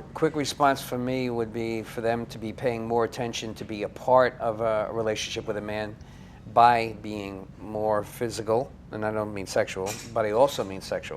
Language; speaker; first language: English; native; English